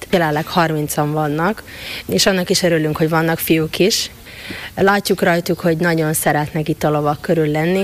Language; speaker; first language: Hungarian; native; Hungarian